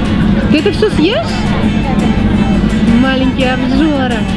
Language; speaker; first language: Russian; native; Russian